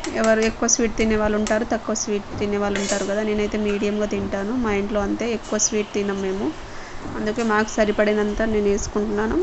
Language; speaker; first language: Telugu; non-native, local second language; Lambadi